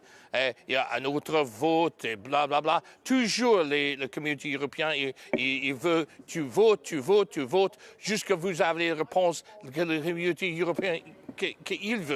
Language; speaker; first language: French; non-native, learner; English